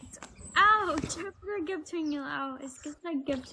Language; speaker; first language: Amharic; non-native, learner; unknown